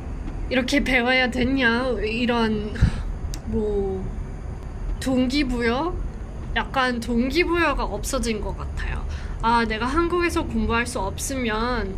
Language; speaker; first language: Korean; non-native, fluent; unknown